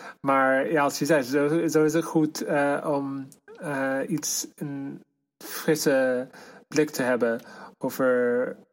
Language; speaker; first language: Dutch; non-native, fluent; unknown